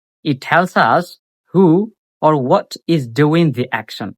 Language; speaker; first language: English; non-native, local second language; Bangla